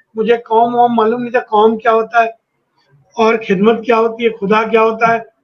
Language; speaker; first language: Hindi; native; Hindi